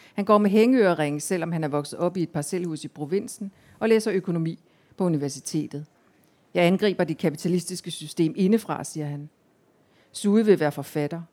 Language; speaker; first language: Danish; native; Danish